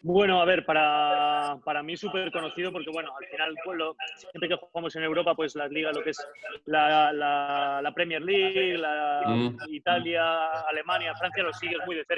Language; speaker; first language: Spanish; native; Spanish